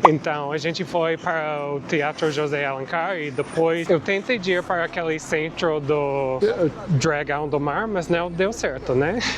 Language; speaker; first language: Portuguese; non-native, fluent; English